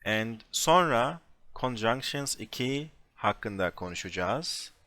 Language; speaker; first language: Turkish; non-native, fluent; English